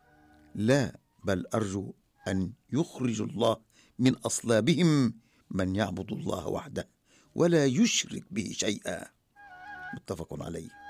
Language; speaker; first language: Arabic; native; Arabic